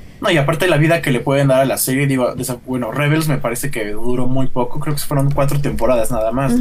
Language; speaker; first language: Spanish; native; Spanish